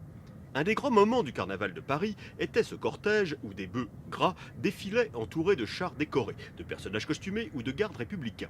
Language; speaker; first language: French; native; French